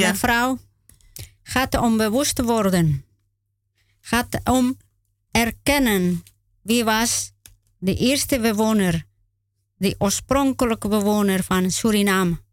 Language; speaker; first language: Dutch; non-native, learner; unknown